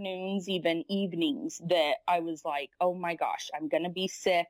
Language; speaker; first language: English; native; English